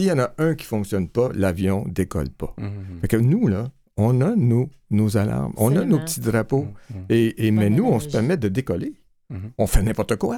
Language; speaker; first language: French; native; French